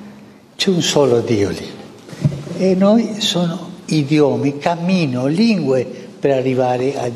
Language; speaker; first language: Italian; non-native, fluent; Spanish